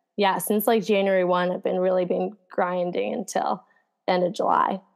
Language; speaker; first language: English; native; English